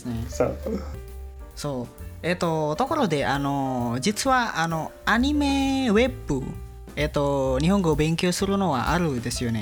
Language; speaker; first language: Japanese; non-native, learner; Indonesian